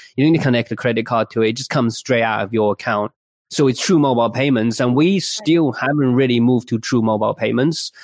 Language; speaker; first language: English; early bilingual, other home language; Chinese